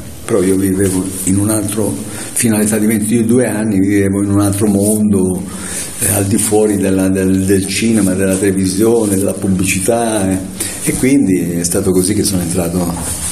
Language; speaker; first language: Italian; native; Italian